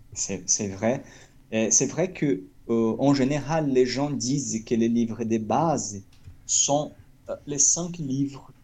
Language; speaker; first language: French; non-native, fluent; Portuguese